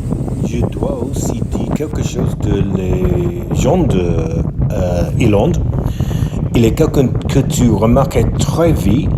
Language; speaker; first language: French; non-native, learner; English